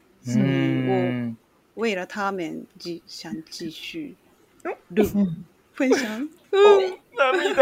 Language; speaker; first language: Chinese; non-native, learner; Japanese